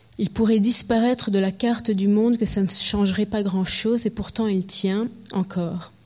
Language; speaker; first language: French; early bilingual, heritage; French